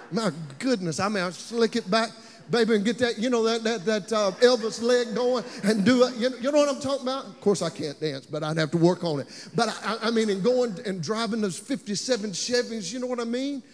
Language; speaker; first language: English; native; English